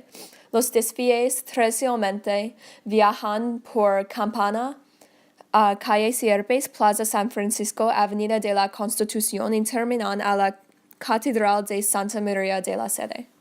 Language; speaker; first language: Spanish; non-native, learner; English